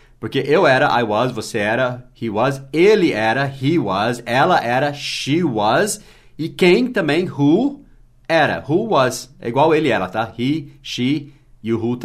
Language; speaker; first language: Portuguese; non-native, fluent; English